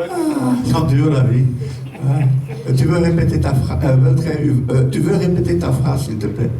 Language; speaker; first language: French; non-native, fluent; Dutch